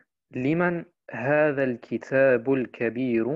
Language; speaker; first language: Arabic; early bilingual, heritage; Arabic